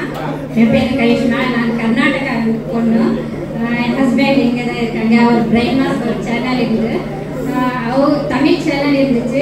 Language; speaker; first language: Tamil; non-native, learner; Kannada